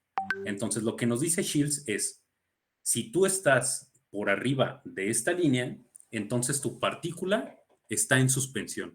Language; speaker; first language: Spanish; native; Spanish